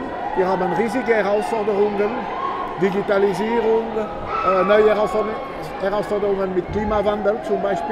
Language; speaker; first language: German; non-native, local second language; French